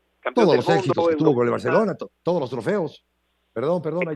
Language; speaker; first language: Spanish; native; Spanish